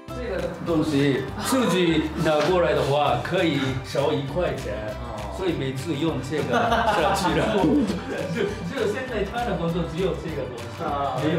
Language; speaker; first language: Chinese; non-native, fluent; Japanese